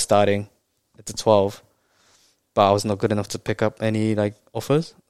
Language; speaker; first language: English; non-native, fluent; Japanese